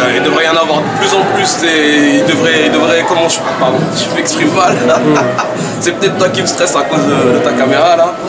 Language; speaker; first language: French; early bilingual, other home language; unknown